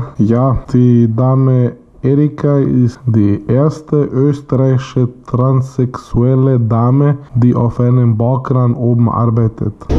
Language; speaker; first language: German; native; German